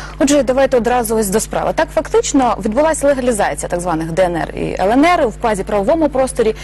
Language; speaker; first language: Ukrainian; native; Ukrainian